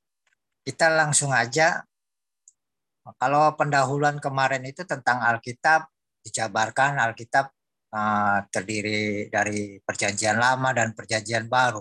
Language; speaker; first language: Indonesian; native; Indonesian